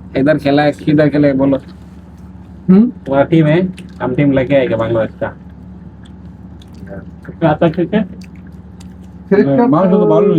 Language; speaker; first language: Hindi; non-native, learner; Bangla